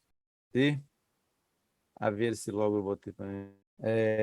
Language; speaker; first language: Spanish; non-native, learner; Portuguese